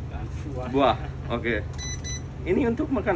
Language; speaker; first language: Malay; non-native, learner; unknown